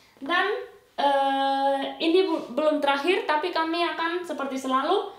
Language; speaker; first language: Indonesian; non-native, fluent; Spanish